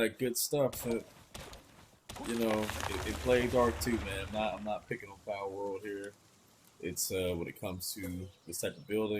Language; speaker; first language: English; native; English